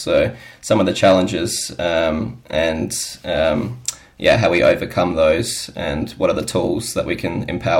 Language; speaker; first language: English; native; English